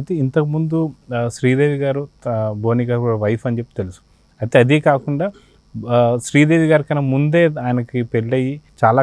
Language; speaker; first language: Telugu; native; Telugu